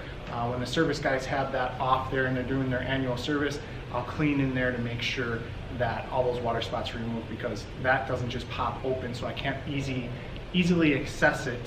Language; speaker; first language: English; native; English